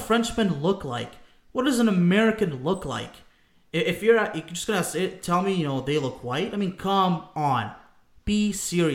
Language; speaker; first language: English; native; English